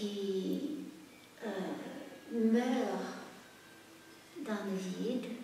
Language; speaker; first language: French; non-native, fluent; English